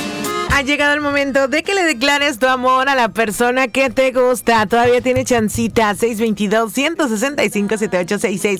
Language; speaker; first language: Spanish; native; Spanish